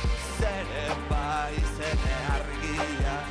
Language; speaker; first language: Basque; native; Basque